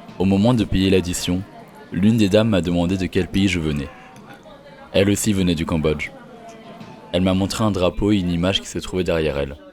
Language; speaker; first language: French; native; French